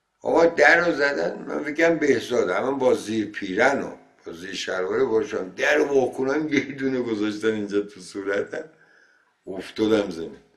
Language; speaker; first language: Persian; non-native, local second language; Azerbaijani